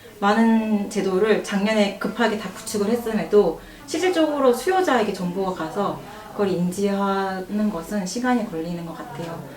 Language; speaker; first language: Korean; native; Korean